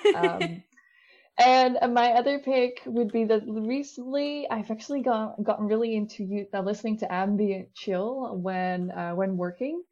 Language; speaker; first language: English; non-native, fluent; Dutch